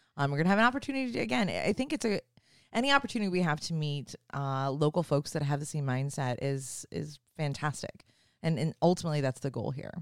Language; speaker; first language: English; native; English